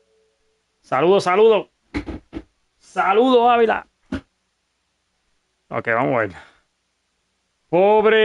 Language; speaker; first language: Spanish; early bilingual, heritage; Spanish